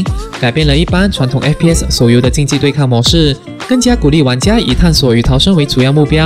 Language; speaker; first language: Chinese; native; Chinese